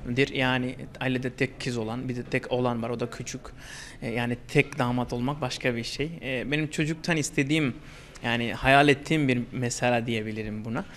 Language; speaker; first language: Turkish; non-native, fluent; Bangla